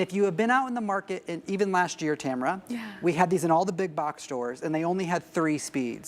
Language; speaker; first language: English; native; English